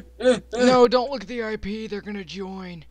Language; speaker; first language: English; native; English